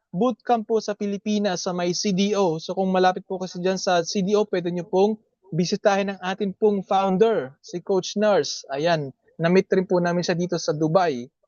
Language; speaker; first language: Filipino; native; Filipino